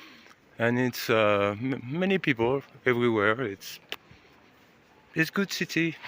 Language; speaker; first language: English; non-native, learner; French